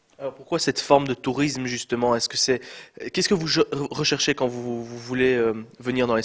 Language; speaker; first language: French; native; French